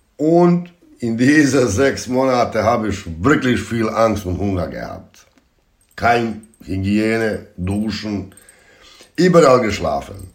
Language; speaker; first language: German; non-native, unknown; Bosnian